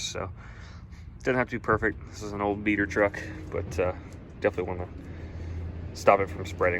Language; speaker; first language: English; native; English